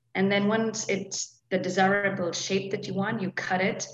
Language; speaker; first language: English; non-native, local second language; Hindi